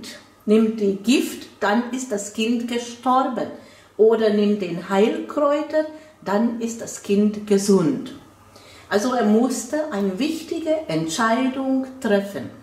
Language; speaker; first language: German; non-native, fluent; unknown